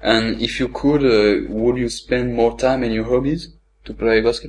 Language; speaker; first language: English; non-native, learner; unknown